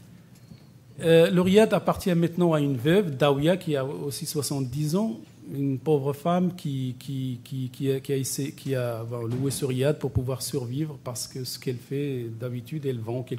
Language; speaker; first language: French; non-native, local second language; Arabic